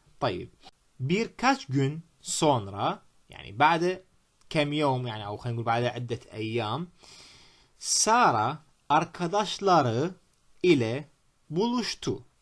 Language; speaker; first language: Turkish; non-native, fluent; Arabic